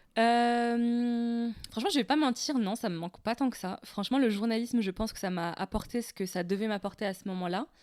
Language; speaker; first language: French; non-native, local second language; Arabic